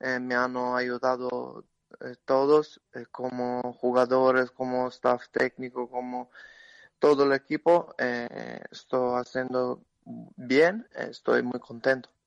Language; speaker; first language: Spanish; non-native, learner; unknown